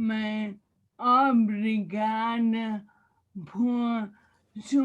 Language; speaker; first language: Portuguese; non-native, learner; English